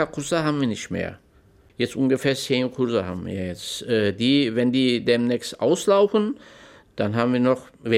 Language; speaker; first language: German; non-native, fluent; Turkish